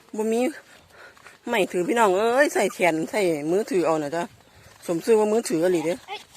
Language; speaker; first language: Thai; native; Thai